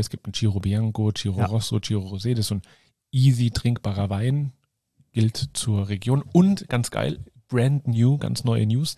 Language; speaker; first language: German; native; German